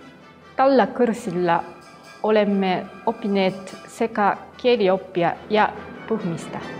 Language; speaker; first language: Finnish; non-native, learner; Japanese